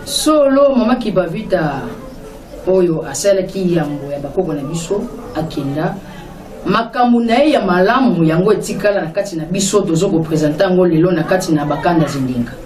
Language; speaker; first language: Lingala; non-native, local second language; Kongo